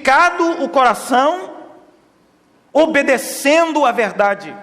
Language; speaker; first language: Portuguese; native; Portuguese